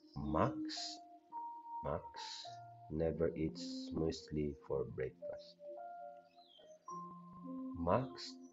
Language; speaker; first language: English; non-native, learner; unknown